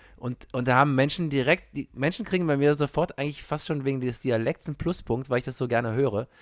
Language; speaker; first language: German; native; German